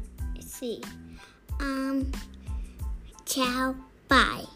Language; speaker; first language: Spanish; early bilingual, heritage; Spanish